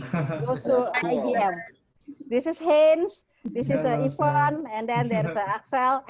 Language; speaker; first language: English; non-native, fluent; Indonesian